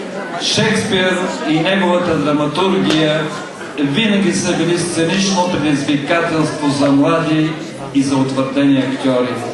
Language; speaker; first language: Bulgarian; native; Bulgarian